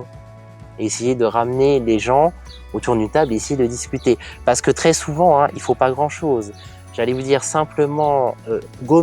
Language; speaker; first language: French; native; French